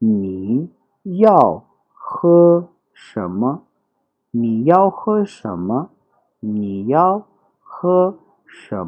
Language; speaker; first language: Chinese; non-native, fluent; Urdu